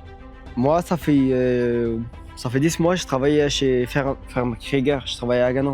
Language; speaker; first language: French; non-native, learner; Arabic